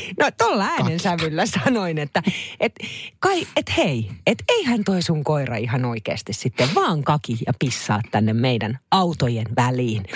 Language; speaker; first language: Finnish; native; Finnish